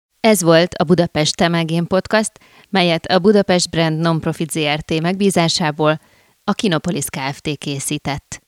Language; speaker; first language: Hungarian; native; Hungarian